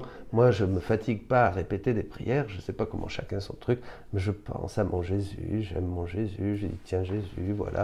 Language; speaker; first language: French; native; French